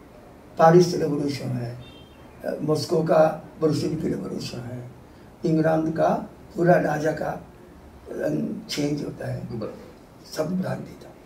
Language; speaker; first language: Hindi; non-native, fluent; Japanese